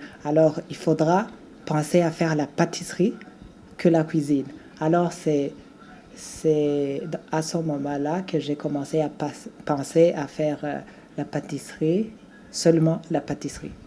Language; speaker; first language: French; non-native, local second language; Rundi